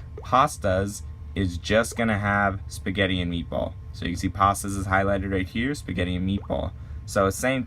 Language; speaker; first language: English; native; English